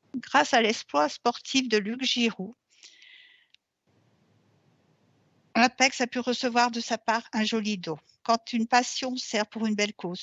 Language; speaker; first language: French; native; French